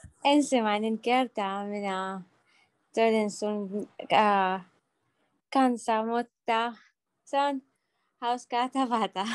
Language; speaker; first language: Finnish; non-native, learner; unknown